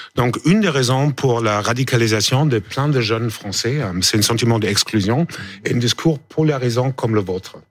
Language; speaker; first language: French; non-native, fluent; German